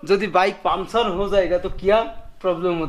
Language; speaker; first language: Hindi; non-native, learner; Bangla